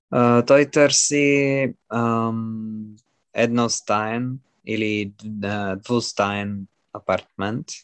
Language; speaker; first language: Bulgarian; non-native, learner; French